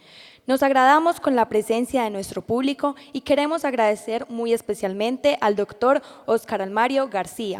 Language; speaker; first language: Spanish; native; Spanish